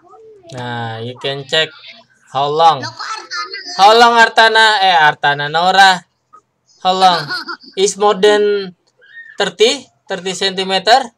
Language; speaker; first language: English; non-native, learner; Indonesian